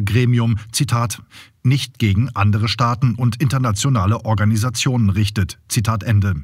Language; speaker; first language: German; native; German